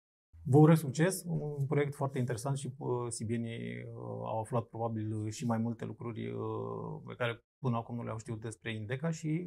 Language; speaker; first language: Romanian; native; Romanian